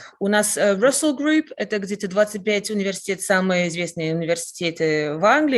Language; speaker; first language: Russian; non-native, fluent; French